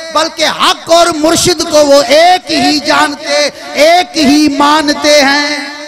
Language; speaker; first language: Urdu; non-native, local second language; Sindhi